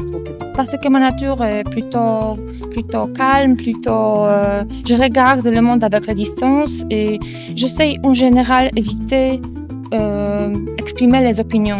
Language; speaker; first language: French; non-native, fluent; Polish